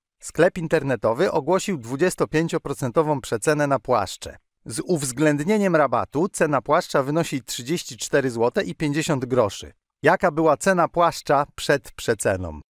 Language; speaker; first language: Polish; native; Polish